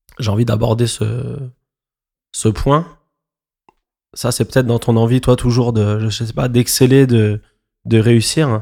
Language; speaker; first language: French; native; French